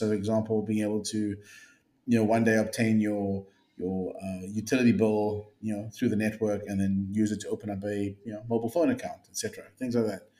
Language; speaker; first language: English; native; English